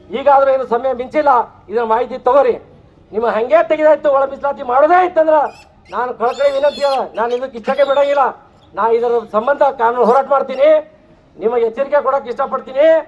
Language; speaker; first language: Kannada; non-native, local second language; Lambadi